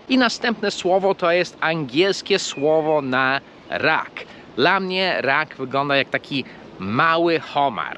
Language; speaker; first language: Polish; non-native, fluent; English